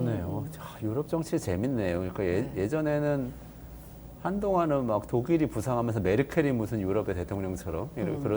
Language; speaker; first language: Korean; native; Korean